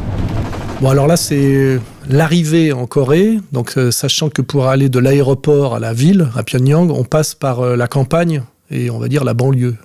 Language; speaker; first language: French; native; French